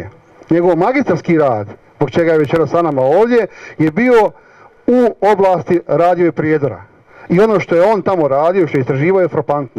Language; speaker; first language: Croatian; native; Croatian